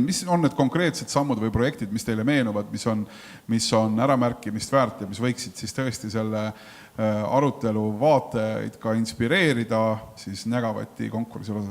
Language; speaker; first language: Estonian; native; Estonian